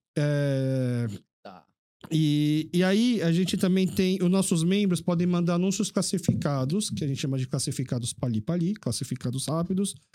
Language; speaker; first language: Portuguese; early bilingual, other home language; Korean